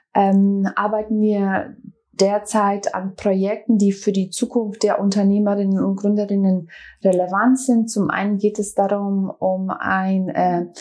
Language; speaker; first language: German; early bilingual, other home language; Bosnian